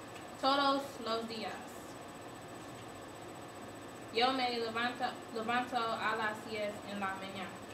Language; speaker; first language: Spanish; non-native, learner; English